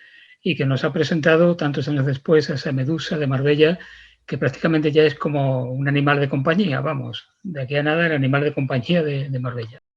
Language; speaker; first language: Spanish; native; Spanish